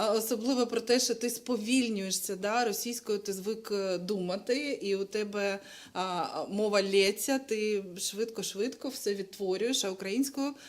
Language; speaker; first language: Ukrainian; non-native, local second language; Russian